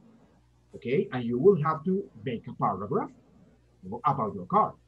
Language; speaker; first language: English; non-native, fluent; Spanish